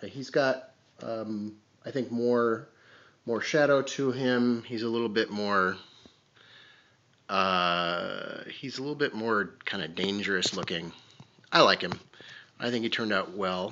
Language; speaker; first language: English; native; English